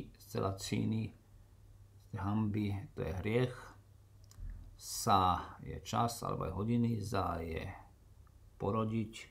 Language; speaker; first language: Slovak; native; Slovak